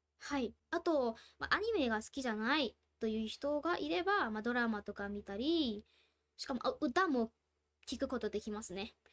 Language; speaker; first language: Japanese; non-native, fluent; Burmese